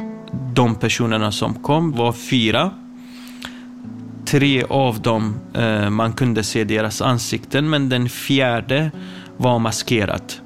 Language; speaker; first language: Swedish; non-native, fluent; Kurdish